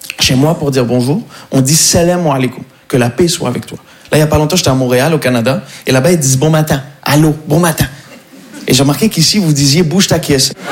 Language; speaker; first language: French; non-native, local second language; Arabic